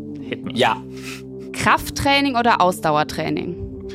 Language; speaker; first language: German; native; German